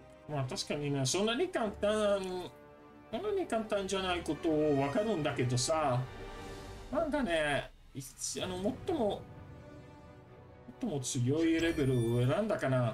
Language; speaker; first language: Japanese; non-native, fluent; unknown